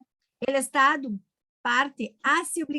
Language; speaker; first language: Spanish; non-native, learner; Portuguese